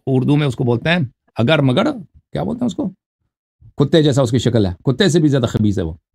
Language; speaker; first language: Urdu; native; Urdu